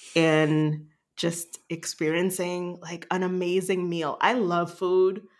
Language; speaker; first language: English; early bilingual, other home language; Haitian Creole